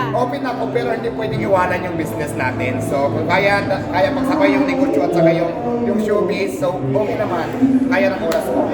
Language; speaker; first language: Filipino; non-native, local second language; Waray